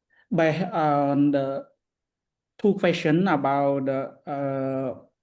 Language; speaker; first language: English; non-native, learner; Khmer